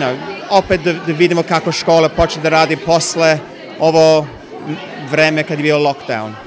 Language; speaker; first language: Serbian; early bilingual, heritage; English